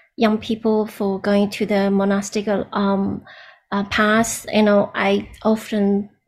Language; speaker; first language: English; non-native, learner; Chinese